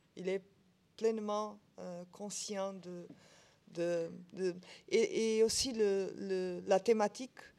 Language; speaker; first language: French; non-native, learner; Portuguese